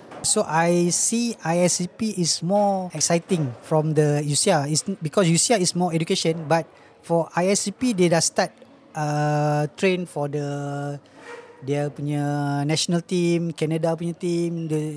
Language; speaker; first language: English; non-native, local second language; Malay